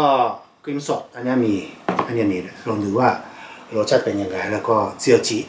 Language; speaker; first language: Thai; non-native, fluent; Japanese